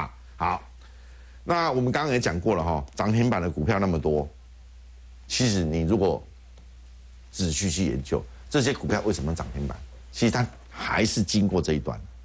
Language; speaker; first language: Chinese; native; Chinese